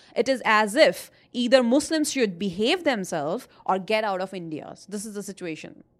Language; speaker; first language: English; non-native, local second language; Hindi